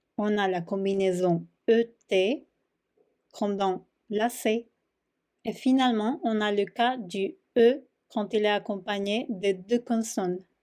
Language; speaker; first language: French; non-native, fluent; Spanish